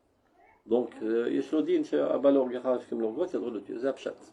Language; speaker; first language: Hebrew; non-native, fluent; French